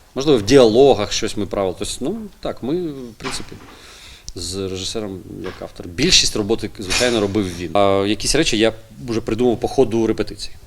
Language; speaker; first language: Ukrainian; native; Ukrainian